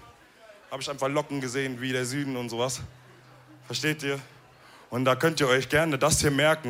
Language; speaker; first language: German; early bilingual, other home language; Wolof